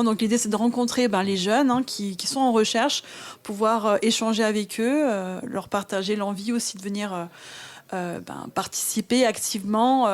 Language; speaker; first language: French; native; French